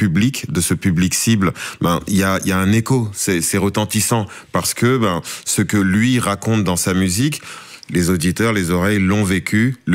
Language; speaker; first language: French; native; French